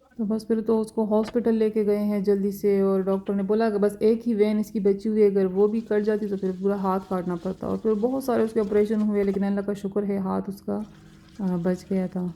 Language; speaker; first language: Urdu; non-native, local second language; Pashto